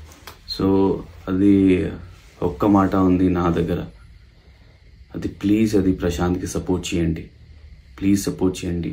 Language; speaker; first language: Telugu; non-native, local second language; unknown